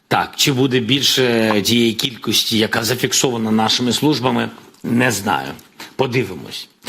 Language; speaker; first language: Ukrainian; non-native, local second language; Russian